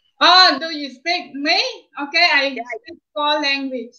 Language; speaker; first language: English; non-native, fluent; Khmer